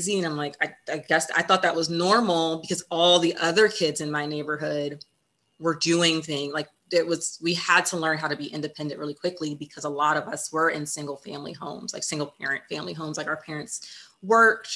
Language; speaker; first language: English; native; English